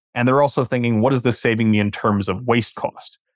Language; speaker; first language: English; native; English